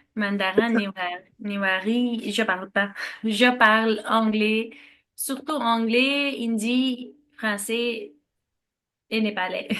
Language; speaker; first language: French; non-native, learner; Nepali